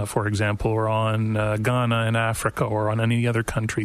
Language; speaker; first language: English; native; English